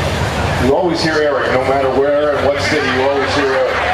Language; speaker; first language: English; native; English